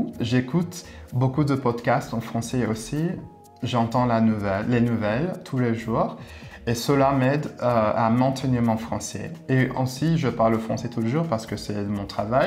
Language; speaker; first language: French; non-native, fluent; English